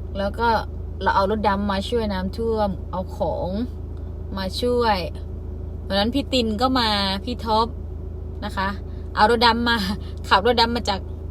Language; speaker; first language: Thai; non-native, local second language; Khmer